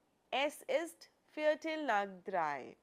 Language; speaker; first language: German; non-native, fluent; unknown